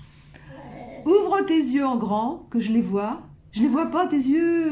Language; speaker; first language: French; native; French